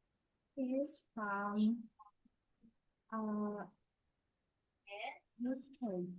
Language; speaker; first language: English; non-native, learner; Vietnamese